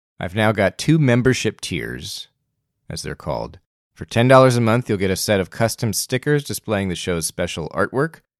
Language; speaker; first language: English; native; English